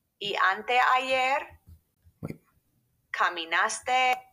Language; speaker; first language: Spanish; non-native, fluent; English